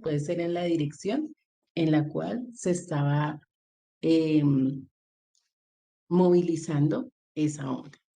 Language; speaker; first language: Spanish; native; Spanish